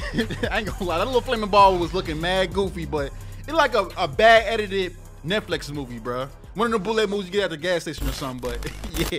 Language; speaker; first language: English; native; English